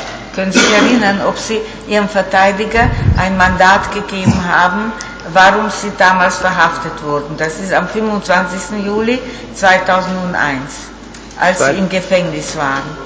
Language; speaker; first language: German; non-native, fluent; Italian